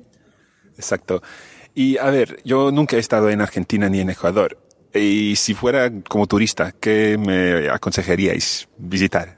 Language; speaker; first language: Spanish; non-native, fluent; English